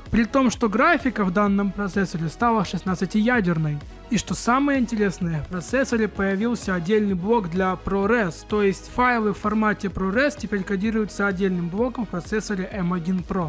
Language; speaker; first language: Russian; native; Russian